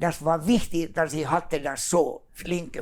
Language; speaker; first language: German; non-native, fluent; Finnish